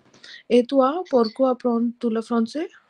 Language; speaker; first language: French; non-native, learner; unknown